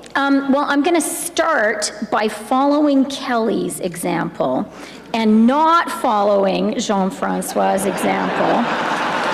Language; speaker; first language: English; native; English